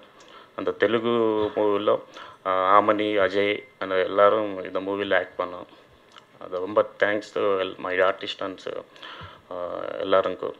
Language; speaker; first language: Tamil; non-native, learner; Telugu